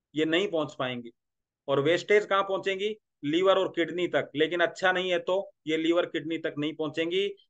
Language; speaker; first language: Hindi; non-native, local second language; Marathi